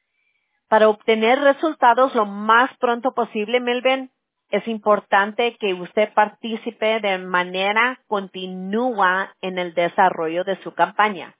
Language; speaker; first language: Spanish; early bilingual, heritage; English